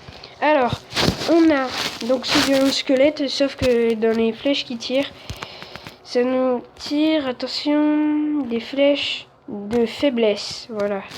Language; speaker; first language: French; native; French